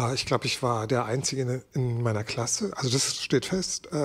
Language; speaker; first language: German; native; German